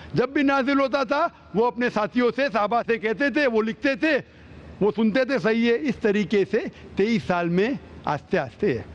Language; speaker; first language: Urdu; non-native, local second language; Konkani